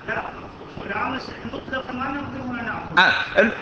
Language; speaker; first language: Arabic; native; Arabic